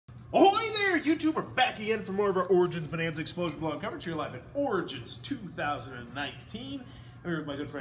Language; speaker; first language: English; native; English